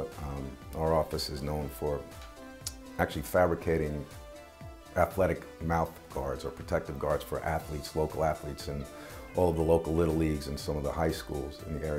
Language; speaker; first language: English; native; English